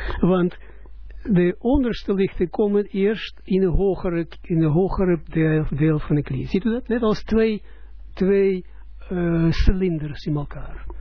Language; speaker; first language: Dutch; non-native, fluent; Russian